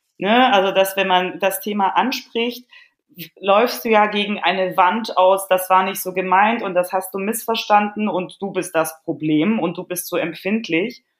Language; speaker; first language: German; early bilingual, other home language; Polish